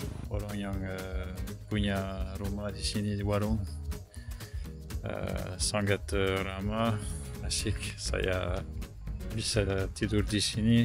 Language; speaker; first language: Indonesian; non-native, learner; French